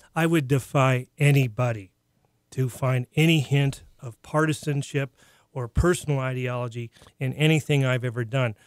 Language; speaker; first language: English; native; English